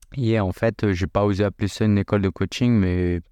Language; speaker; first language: French; native; French